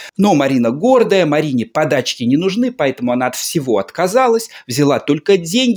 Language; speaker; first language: Russian; native; Russian